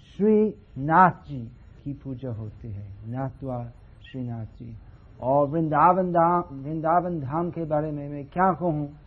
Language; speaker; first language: Hindi; non-native, fluent; English